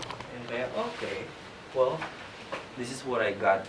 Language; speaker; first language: English; non-native, fluent; Indonesian